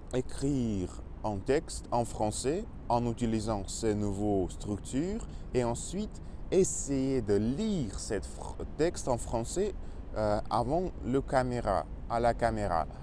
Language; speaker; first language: French; non-native, learner; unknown